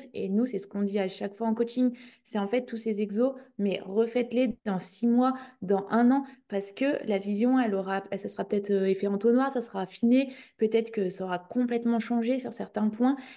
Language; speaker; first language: French; native; French